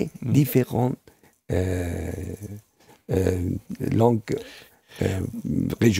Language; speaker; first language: French; non-native, fluent; Persian